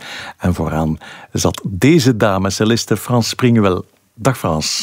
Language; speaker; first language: Dutch; native; Dutch